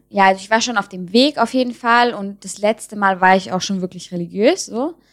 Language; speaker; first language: German; native; German